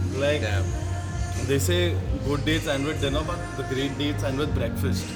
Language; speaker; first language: English; non-native, local second language; Marathi